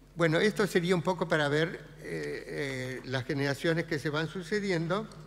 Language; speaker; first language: Spanish; native; Spanish